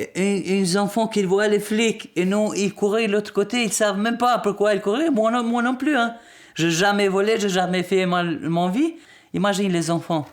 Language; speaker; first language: French; non-native, learner; Albanian